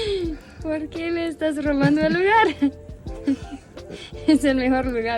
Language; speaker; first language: Spanish; non-native, fluent; English